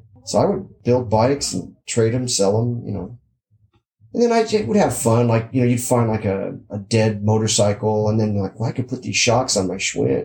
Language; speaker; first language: English; native; English